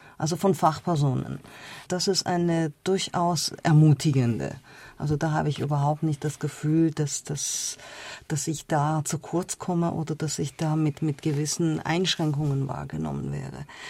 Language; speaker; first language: German; non-native, fluent; Persian